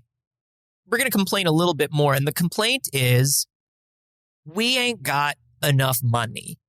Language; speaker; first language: English; native; English